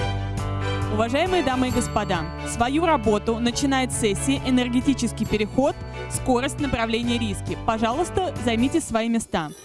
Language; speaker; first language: Russian; native; Russian